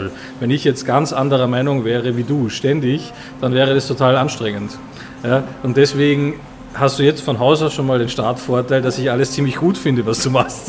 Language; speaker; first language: German; native; German